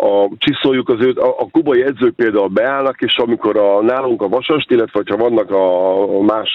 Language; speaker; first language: Hungarian; native; Hungarian